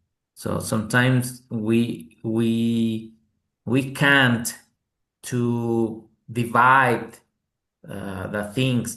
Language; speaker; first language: English; non-native, learner; Spanish